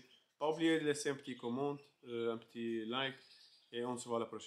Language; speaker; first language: French; non-native, fluent; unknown